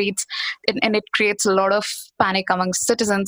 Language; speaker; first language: English; non-native, local second language; Hindi